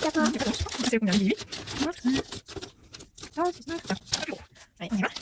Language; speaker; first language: French; native; French